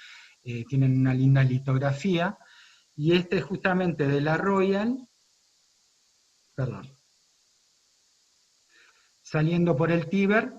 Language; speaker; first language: Spanish; native; Spanish